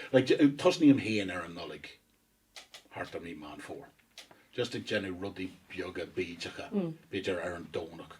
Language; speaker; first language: Irish; non-native, local second language; English